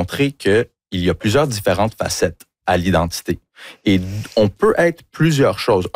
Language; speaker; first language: French; early bilingual, other home language; English